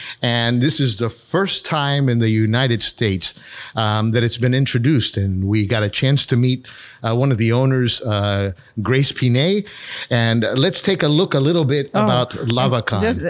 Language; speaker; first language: English; native; English